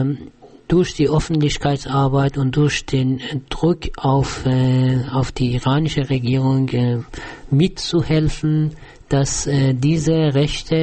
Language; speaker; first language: German; non-native, fluent; Persian